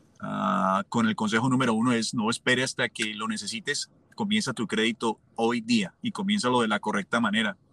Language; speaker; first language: Spanish; native; Spanish